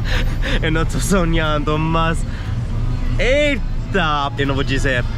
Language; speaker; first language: Portuguese; non-native, learner; English